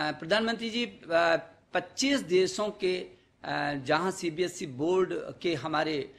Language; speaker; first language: Hindi; native; Hindi